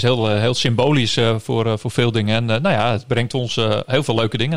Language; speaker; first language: Dutch; native; Dutch